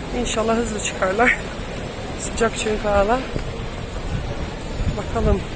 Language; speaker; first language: Turkish; non-native, fluent; Dutch